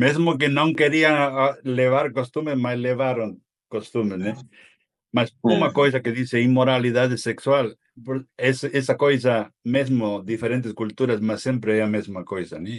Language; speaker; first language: Portuguese; non-native, fluent; Spanish